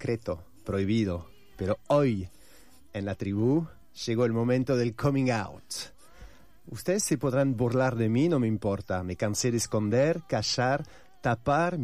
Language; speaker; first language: Spanish; non-native, fluent; French